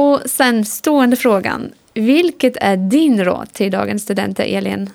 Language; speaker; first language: Swedish; non-native, fluent; German